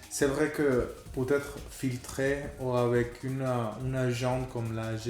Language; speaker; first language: French; non-native, fluent; Spanish